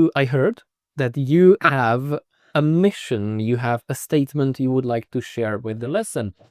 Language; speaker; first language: English; non-native, fluent; Czech